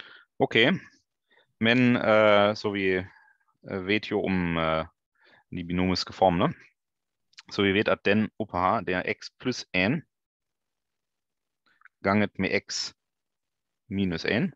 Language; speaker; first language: Norwegian; non-native, fluent; German